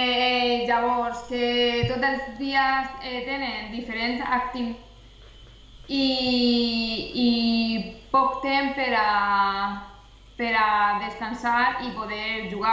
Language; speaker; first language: Catalan; non-native, local second language; Spanish